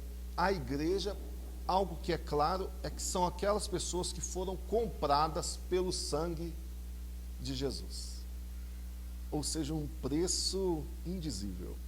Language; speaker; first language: Portuguese; native; Portuguese